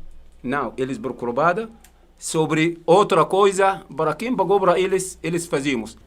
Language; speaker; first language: Portuguese; non-native, learner; Arabic